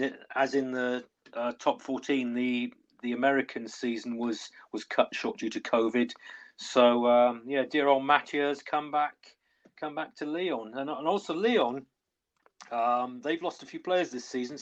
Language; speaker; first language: English; native; English